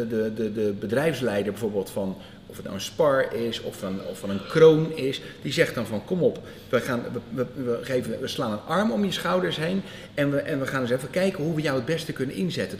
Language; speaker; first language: Dutch; native; Dutch